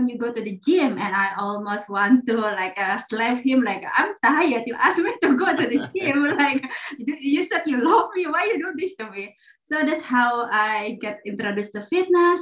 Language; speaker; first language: English; non-native, fluent; Indonesian